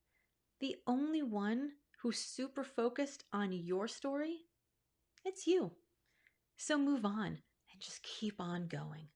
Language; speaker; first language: English; native; English